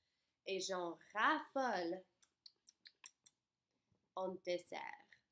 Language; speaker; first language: French; non-native, fluent; English